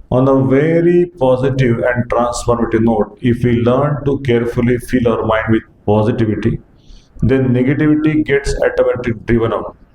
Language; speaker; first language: English; non-native, local second language; Hindi